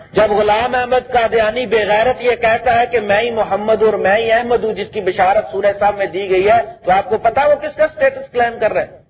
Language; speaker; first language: Urdu; non-native, local second language; Punjabi